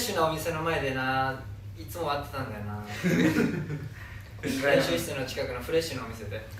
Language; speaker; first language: Japanese; native; Japanese